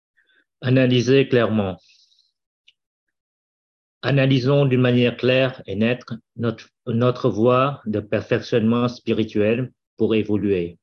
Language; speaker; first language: French; non-native, fluent; Vietnamese